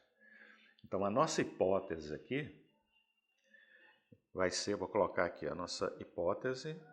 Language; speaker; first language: Portuguese; native; Portuguese